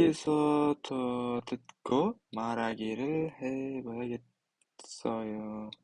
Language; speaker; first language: Korean; non-native, fluent; Uzbek